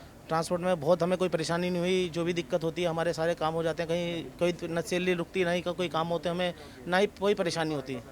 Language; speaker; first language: Hindi; native; Hindi